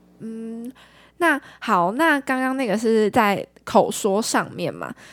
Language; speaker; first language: Chinese; native; Chinese